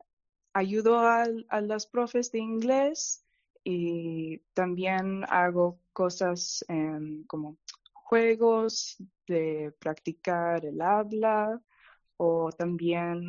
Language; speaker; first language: Spanish; non-native, fluent; English